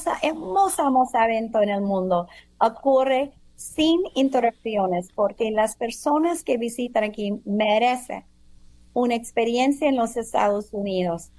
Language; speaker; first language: Spanish; non-native, fluent; English